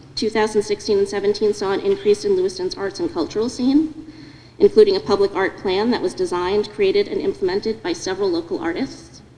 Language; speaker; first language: English; native; English